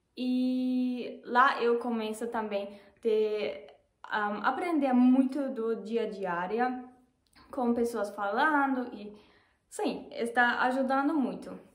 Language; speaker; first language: Portuguese; non-native, learner; German